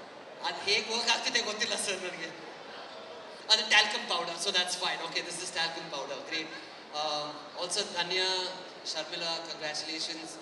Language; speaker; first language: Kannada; non-native, local second language; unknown